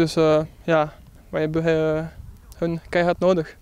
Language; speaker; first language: Dutch; non-native, fluent; French